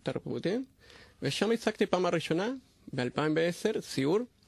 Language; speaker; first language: Hebrew; non-native, fluent; Spanish